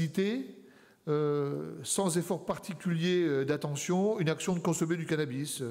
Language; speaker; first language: French; native; French